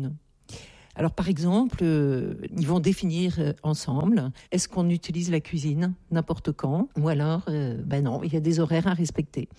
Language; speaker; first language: French; native; French